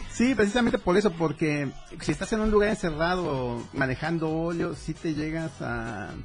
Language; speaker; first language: Spanish; native; Spanish